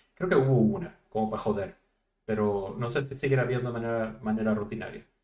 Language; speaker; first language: Spanish; native; Spanish